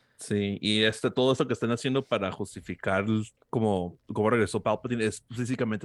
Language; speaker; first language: Spanish; early bilingual, heritage; Spanish